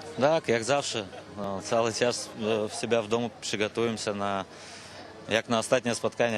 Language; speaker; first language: Polish; non-native, learner; Russian